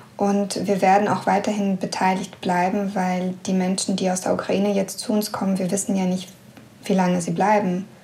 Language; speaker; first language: German; early bilingual, other home language; Russian